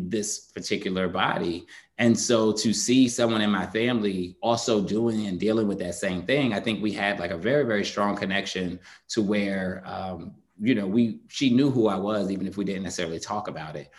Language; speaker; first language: English; native; English